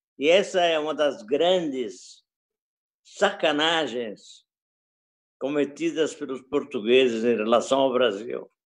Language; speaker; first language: Portuguese; early bilingual, other home language; Italian